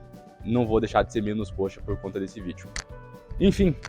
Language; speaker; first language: Portuguese; native; Portuguese